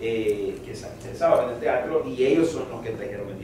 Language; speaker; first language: Spanish; native; Spanish